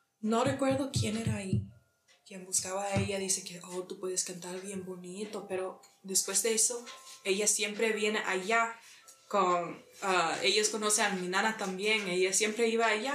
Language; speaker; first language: Spanish; early bilingual, heritage; English